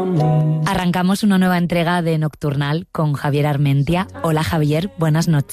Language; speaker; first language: Spanish; native; Spanish